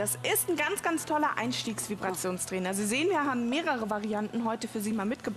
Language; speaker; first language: German; native; German